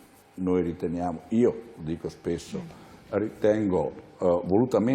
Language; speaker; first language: Italian; native; Italian